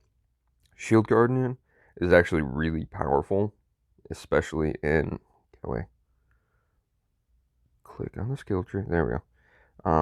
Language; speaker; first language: English; native; English